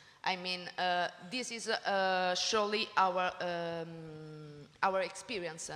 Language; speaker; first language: English; non-native, learner; Italian